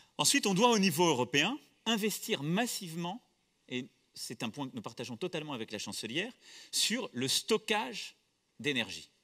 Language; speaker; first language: French; native; French